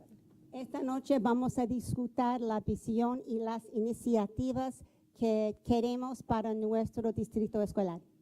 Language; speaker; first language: Spanish; non-native, fluent; English